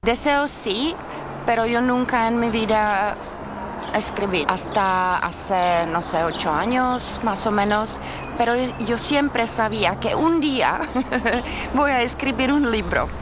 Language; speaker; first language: Spanish; non-native, fluent; Czech